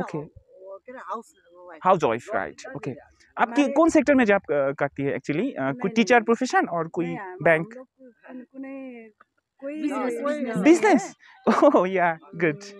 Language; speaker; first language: Hindi; non-native, learner; Bangla